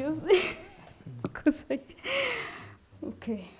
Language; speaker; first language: English; non-native, learner; Spanish